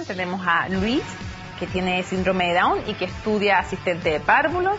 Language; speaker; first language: Spanish; native; Spanish